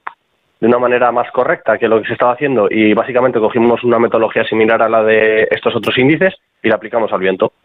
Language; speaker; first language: Spanish; native; Spanish